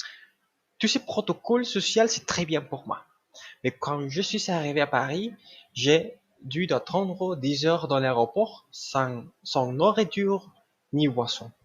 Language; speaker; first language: French; non-native, learner; Spanish